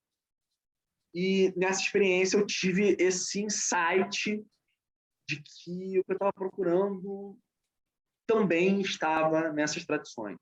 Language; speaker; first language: Portuguese; native; Portuguese